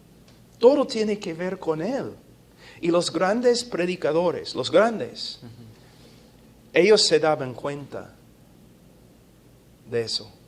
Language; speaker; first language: Spanish; non-native, fluent; English